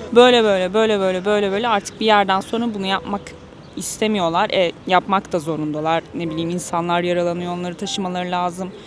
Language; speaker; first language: Turkish; native; Turkish